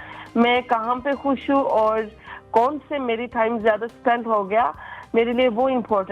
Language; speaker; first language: Hindi; non-native, fluent; Turkish